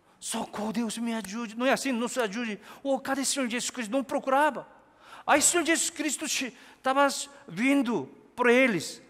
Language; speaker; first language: Portuguese; non-native, fluent; Korean